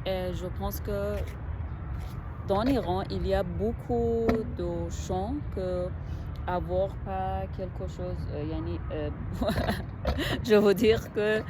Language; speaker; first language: French; non-native, learner; Persian